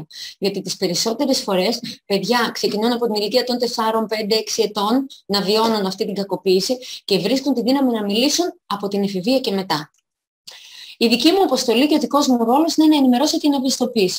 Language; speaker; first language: Greek; native; Greek